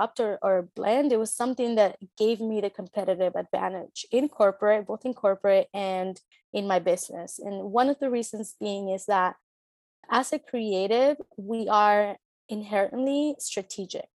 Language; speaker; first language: English; early bilingual, other home language; Spanish